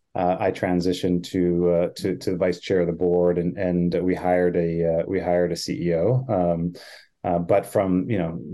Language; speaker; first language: English; native; English